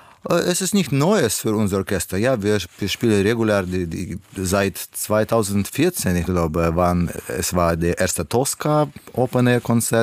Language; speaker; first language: German; non-native, learner; Russian